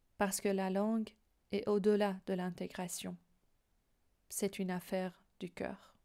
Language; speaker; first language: French; non-native, fluent; Persian